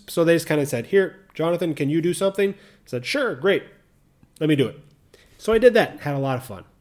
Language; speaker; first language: English; native; English